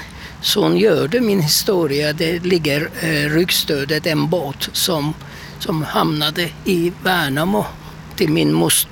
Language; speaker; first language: Swedish; non-native, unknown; Turkish